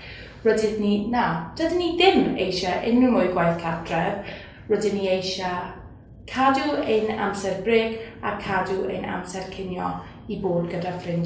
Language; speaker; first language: Welsh; non-native, learner; English